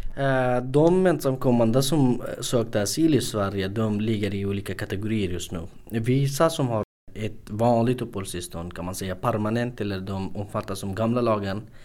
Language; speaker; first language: Swedish; non-native, fluent; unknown